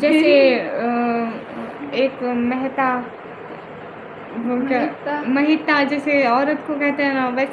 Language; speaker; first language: Hindi; non-native, local second language; Punjabi